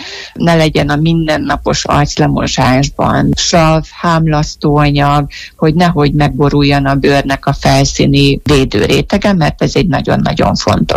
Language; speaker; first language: Hungarian; native; Hungarian